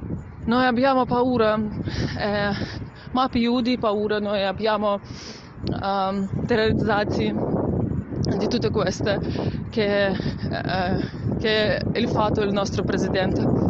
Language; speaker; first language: Italian; non-native, learner; Russian